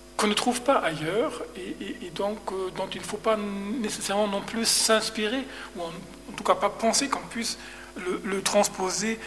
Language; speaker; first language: French; non-native, fluent; German